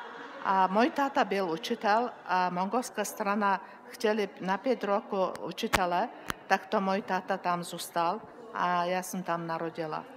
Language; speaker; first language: Czech; non-native, learner; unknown